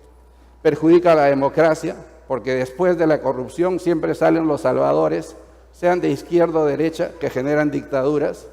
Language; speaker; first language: Spanish; native; Spanish